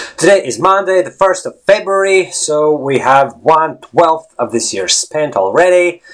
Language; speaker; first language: English; non-native, fluent; Latvian